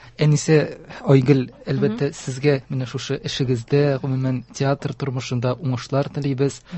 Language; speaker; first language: Tatar; native; Tatar